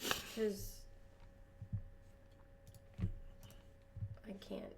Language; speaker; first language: English; native; English